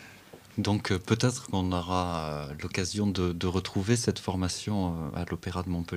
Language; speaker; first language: French; native; French